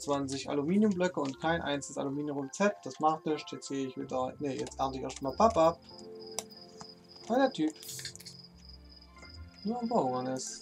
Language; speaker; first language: German; native; German